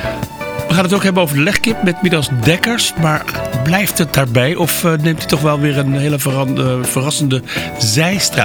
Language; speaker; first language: Dutch; native; Dutch